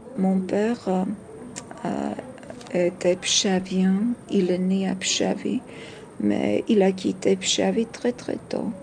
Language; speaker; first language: French; non-native, fluent; Georgian